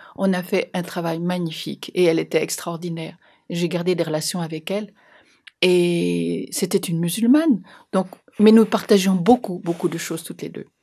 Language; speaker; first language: French; native; French